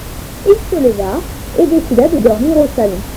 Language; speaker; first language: French; native; French